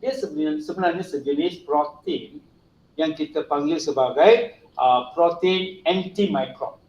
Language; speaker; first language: Malay; non-native, local second language; Tamil